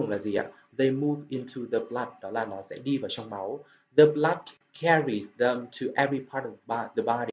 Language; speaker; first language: English; non-native, fluent; Vietnamese